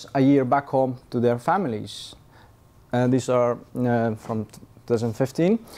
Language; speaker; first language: English; non-native, fluent; Persian